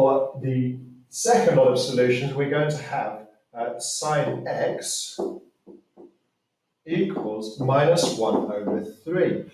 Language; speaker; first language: English; native; English